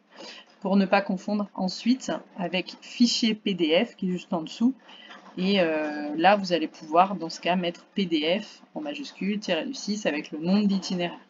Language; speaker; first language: French; native; French